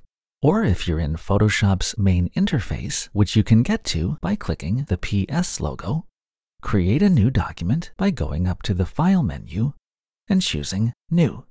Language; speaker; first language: English; native; English